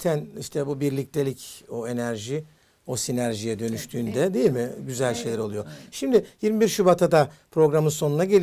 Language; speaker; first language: Turkish; native; Turkish